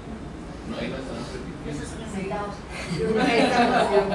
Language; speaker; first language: Spanish; native; Spanish